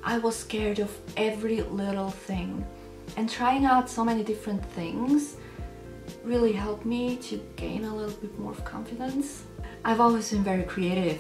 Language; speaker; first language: English; non-native, fluent; German